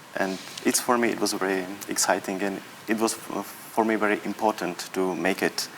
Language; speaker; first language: English; non-native, learner; Czech